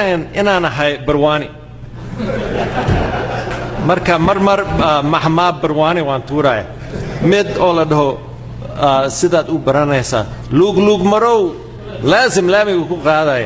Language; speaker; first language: Somali; non-native, fluent; English